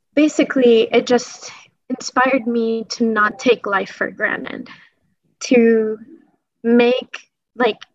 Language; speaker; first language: English; early bilingual, other home language; Persian